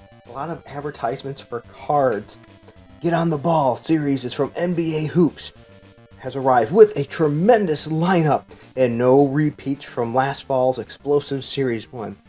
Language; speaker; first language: English; native; English